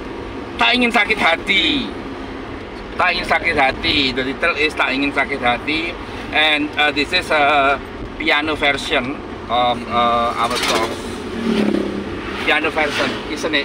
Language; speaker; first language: English; non-native, learner; Indonesian